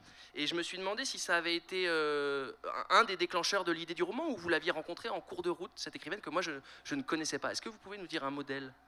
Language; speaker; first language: French; native; French